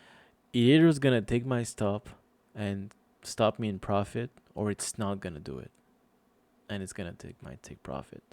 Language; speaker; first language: English; non-native, fluent; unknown